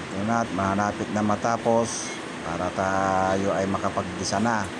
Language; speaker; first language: Filipino; non-native, local second language; Iloko